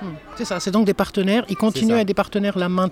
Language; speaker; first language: French; native; French